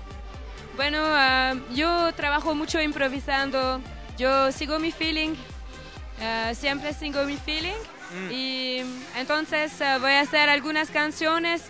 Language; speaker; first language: Spanish; non-native, learner; French